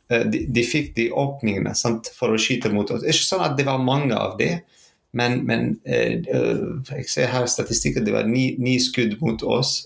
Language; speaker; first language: Norwegian; non-native, fluent; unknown